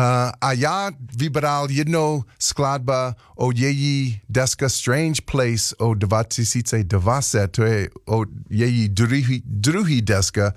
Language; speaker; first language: Czech; non-native, learner; English